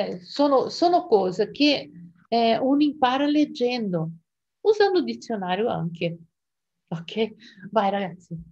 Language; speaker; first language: Italian; non-native, fluent; Portuguese